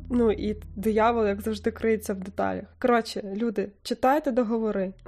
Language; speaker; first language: Ukrainian; native; Ukrainian